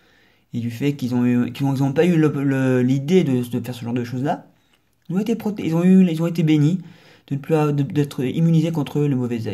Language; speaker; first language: French; native; French